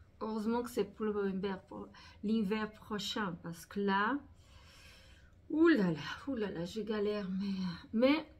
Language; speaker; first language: French; non-native, fluent; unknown